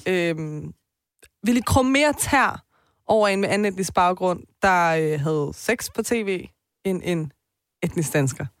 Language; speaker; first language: Danish; early bilingual, other home language; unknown